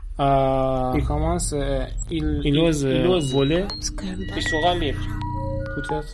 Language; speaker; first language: French; non-native, learner; Persian